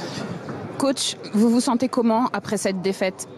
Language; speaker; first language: French; native; French